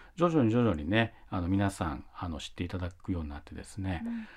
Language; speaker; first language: Japanese; native; Japanese